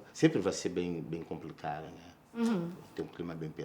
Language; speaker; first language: Portuguese; native; Portuguese